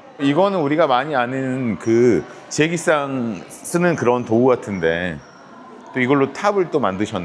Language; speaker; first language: Korean; native; Korean